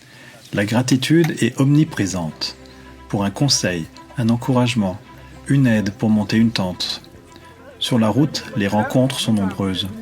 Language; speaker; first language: French; native; French